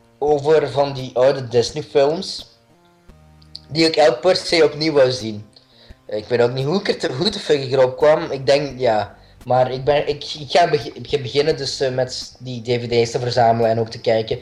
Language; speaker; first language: Dutch; native; Dutch